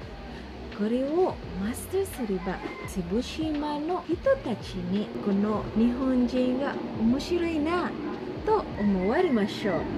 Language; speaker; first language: Japanese; non-native, fluent; Cebuano